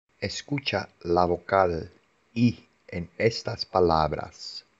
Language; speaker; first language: Spanish; non-native, fluent; Dutch